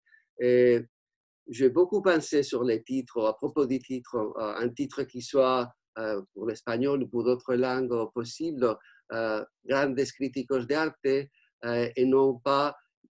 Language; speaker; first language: French; non-native, fluent; Spanish